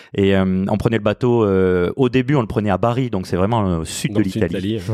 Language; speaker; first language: French; native; French